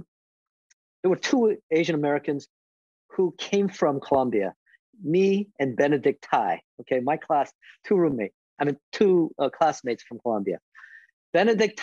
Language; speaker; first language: English; native; English